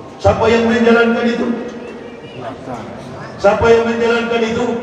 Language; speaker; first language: Indonesian; native; Indonesian